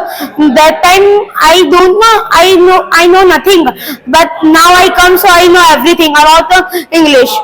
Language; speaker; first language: English; non-native, learner; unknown